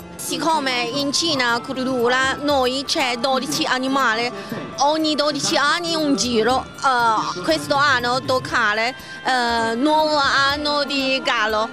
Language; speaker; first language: Italian; non-native, learner; Chinese